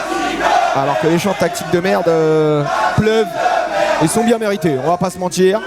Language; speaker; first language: French; native; French